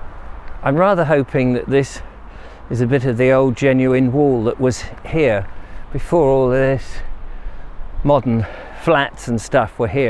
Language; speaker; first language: English; native; English